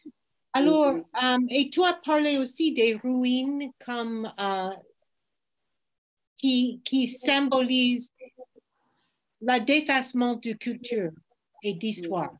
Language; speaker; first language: French; non-native, fluent; English